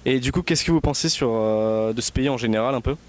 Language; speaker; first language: French; native; French